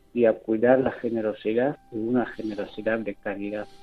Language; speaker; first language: Spanish; non-native, local second language; Fang